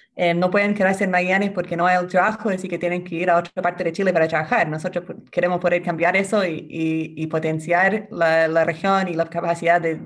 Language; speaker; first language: Spanish; non-native, fluent; English